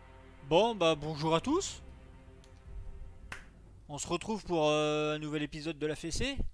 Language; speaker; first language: French; native; French